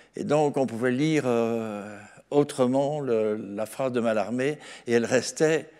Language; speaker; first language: French; native; French